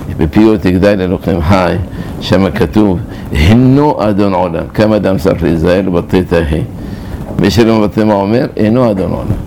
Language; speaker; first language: Hebrew; early bilingual, other home language; Arabic